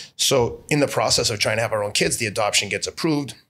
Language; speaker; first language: English; native; English